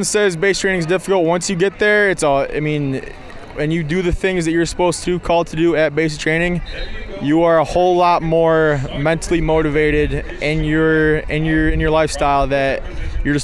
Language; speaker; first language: English; native; English